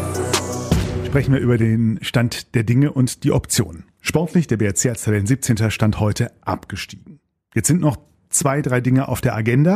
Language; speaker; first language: German; native; German